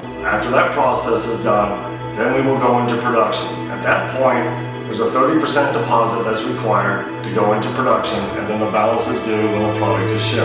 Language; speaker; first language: English; native; English